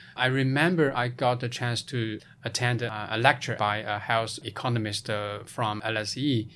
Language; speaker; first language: English; non-native, fluent; Chinese